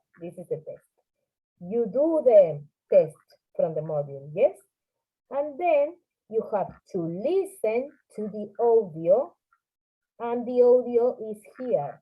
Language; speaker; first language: English; non-native, fluent; Spanish